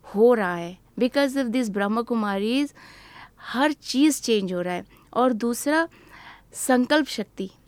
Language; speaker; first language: Hindi; native; Hindi